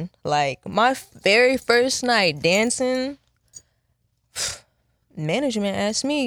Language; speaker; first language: English; early bilingual, other home language; Japanese